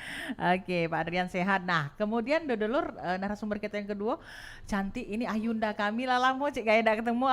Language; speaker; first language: Indonesian; native; Indonesian